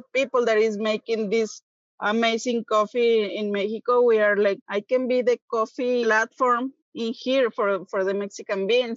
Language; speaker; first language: English; non-native, fluent; Spanish